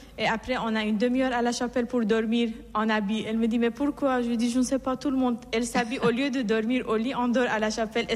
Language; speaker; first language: French; non-native, fluent; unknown